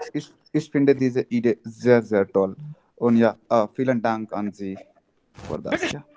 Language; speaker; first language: German; non-native, learner; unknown